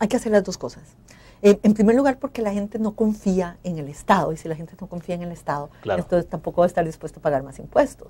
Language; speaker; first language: Spanish; native; Spanish